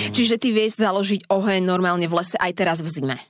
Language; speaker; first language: Slovak; native; Slovak